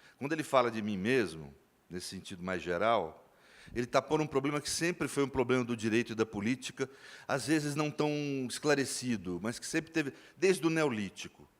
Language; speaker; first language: Portuguese; native; Portuguese